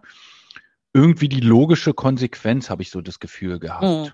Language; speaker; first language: German; native; German